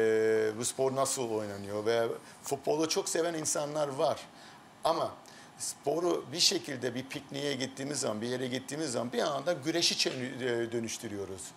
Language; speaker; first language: Turkish; early bilingual, heritage; Turkish